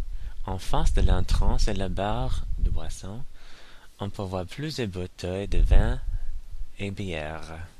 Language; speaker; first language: French; non-native, learner; English